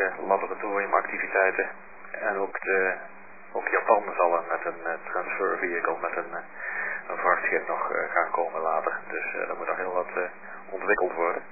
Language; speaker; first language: Dutch; native; Dutch